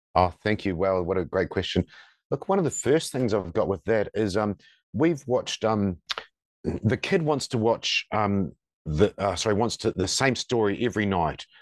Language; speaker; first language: English; native; English